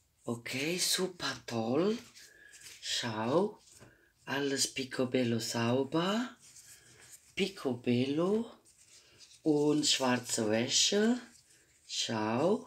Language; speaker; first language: German; non-native, fluent; Croatian